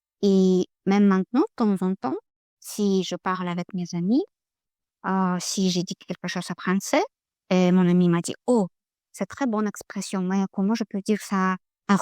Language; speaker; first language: French; non-native, learner; Russian